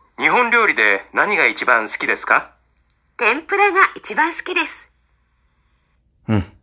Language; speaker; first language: Japanese; non-native, learner; Indonesian